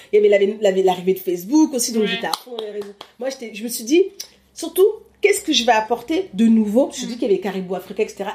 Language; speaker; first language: French; early bilingual, other home language; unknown